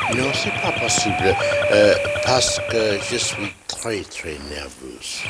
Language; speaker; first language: French; non-native, learner; English